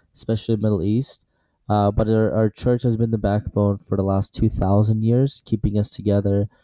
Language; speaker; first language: English; early bilingual, other home language; Assyrian Neo-Aramaic